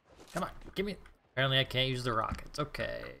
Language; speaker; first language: English; native; English